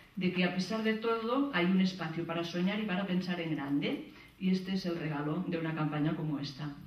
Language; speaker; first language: Spanish; non-native, local second language; Catalan